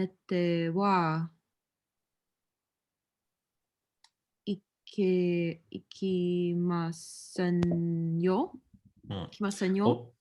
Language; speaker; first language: Japanese; non-native, learner; English